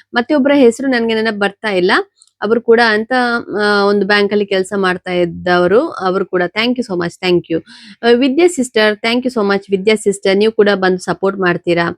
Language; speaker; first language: Kannada; non-native, local second language; Konkani